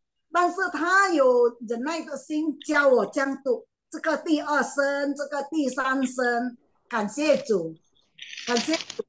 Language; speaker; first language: Chinese; non-native, learner; Min Nan Chinese